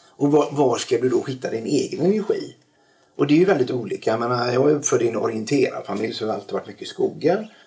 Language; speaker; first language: Swedish; native; Swedish